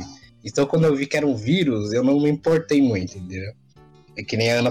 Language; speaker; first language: Portuguese; native; Portuguese